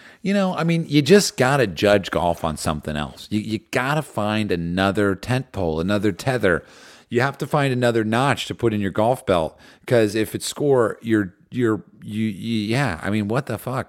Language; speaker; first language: English; native; English